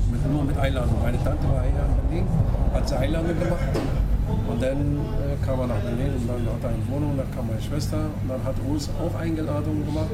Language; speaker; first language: German; non-native, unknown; Turkish